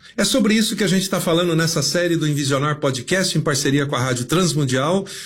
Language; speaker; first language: Portuguese; native; Portuguese